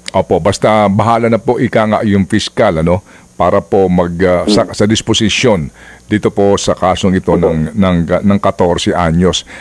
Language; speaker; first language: Filipino; non-native, local second language; Waray